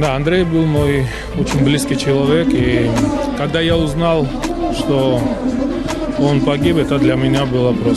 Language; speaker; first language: Russian; non-native, fluent; Georgian